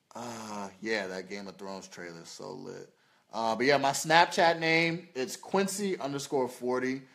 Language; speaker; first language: English; native; English